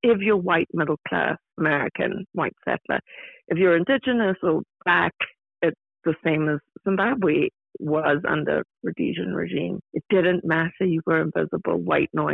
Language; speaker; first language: English; native; English